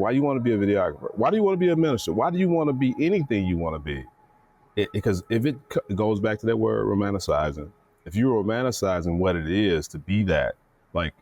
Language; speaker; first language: English; native; English